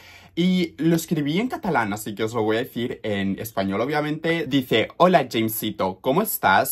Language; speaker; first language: Spanish; native; Spanish